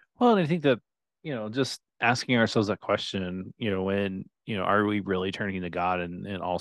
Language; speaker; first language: English; native; English